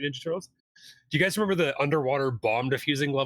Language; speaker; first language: English; native; English